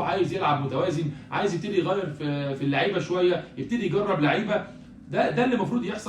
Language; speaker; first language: Arabic; native; Arabic